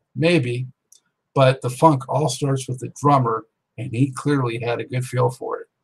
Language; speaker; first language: English; native; English